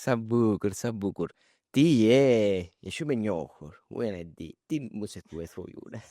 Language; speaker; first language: Albanian; early bilingual, heritage; Albanian